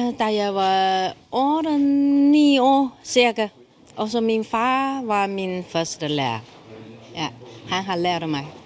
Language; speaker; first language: Danish; non-native, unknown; Chinese